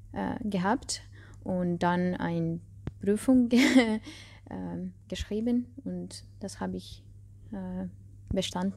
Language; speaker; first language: German; non-native, learner; Russian